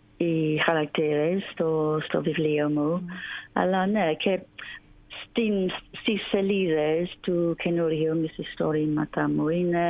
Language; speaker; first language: Greek; non-native, learner; English